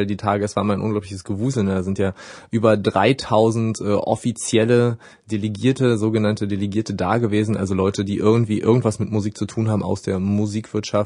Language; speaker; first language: German; native; German